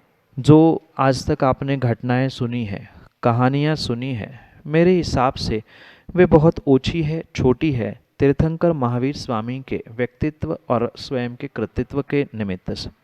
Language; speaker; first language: Hindi; native; Hindi